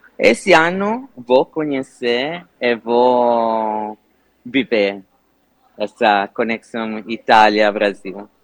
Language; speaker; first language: Portuguese; non-native, fluent; Italian